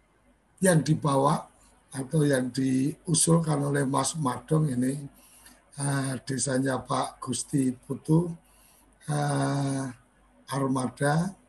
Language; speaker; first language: Malay; native; Malay